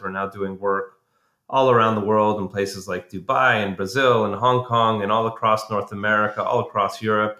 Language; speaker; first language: English; native; English